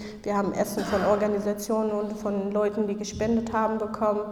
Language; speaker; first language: German; non-native, fluent; Kurdish